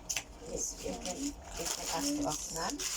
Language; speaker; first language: English; non-native, learner; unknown